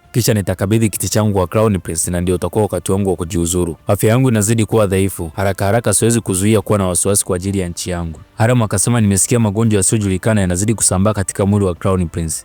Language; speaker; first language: Swahili; native; Swahili